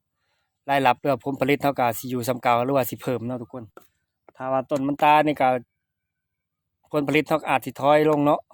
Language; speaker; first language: Thai; non-native, local second language; Lao